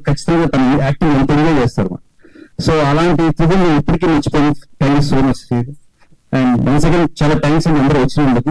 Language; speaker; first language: Telugu; native; Telugu